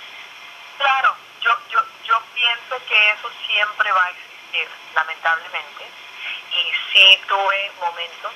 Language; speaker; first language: Spanish; early bilingual, other home language; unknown